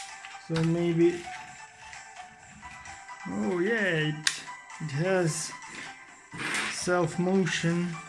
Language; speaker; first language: English; non-native, fluent; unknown